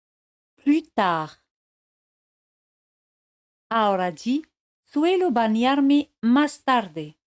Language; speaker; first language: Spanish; non-native, fluent; French